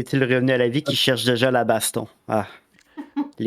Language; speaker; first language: French; native; French